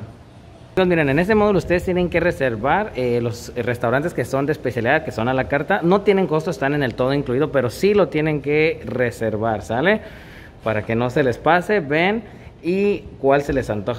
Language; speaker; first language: Spanish; native; Spanish